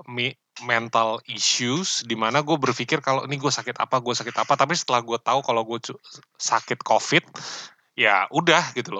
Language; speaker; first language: Indonesian; native; Indonesian